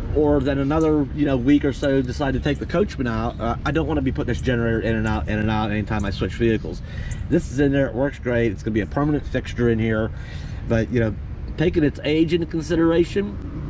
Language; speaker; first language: English; native; English